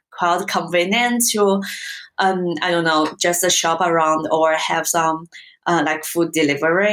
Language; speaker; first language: English; non-native, fluent; Chinese